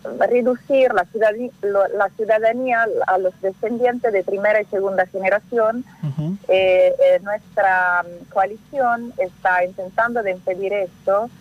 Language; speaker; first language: Spanish; non-native, learner; Italian